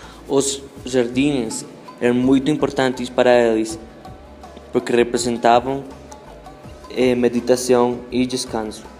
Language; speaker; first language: Portuguese; non-native, learner; Spanish